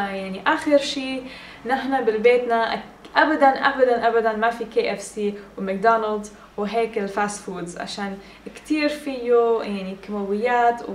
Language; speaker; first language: Arabic; early bilingual, heritage; English